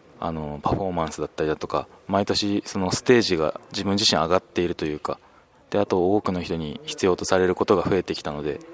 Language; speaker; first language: Japanese; native; Japanese